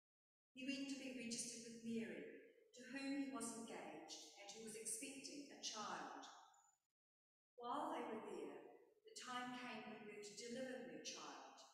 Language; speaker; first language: English; native; English